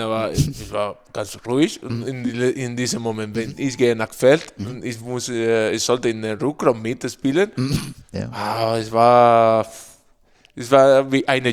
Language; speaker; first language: German; non-native, learner; Spanish